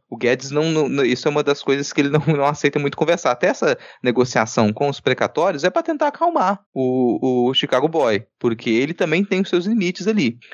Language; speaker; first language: Portuguese; native; Portuguese